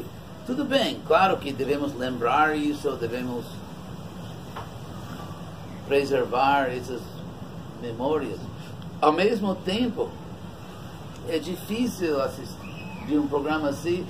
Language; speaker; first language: Portuguese; non-native, fluent; English